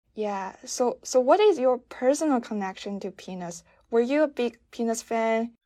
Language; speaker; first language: English; non-native, fluent; Chinese